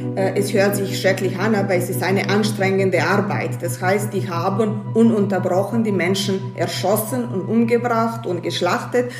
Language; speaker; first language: German; non-native, fluent; Bosnian